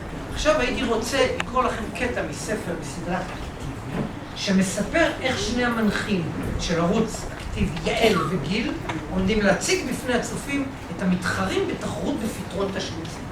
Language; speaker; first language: Hebrew; native; Hebrew